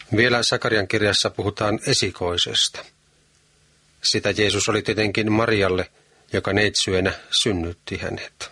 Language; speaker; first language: Finnish; native; Finnish